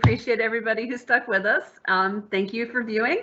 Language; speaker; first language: English; native; English